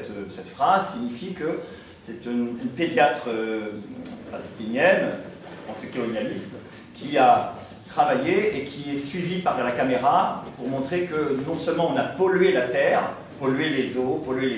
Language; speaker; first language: French; native; French